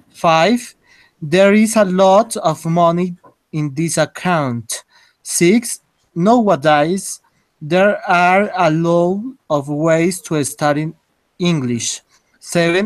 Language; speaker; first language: English; non-native, learner; Spanish